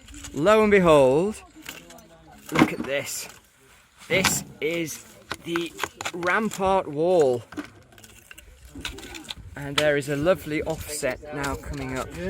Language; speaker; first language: English; native; English